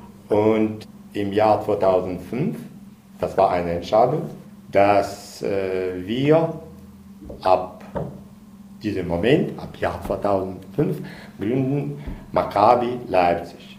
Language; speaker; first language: German; non-native, learner; Russian